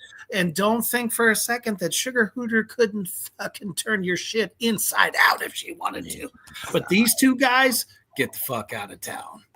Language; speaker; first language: English; native; English